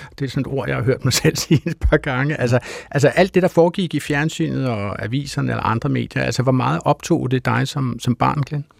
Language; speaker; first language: Danish; native; Danish